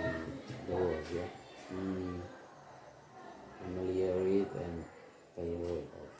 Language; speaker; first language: English; non-native, fluent; Indonesian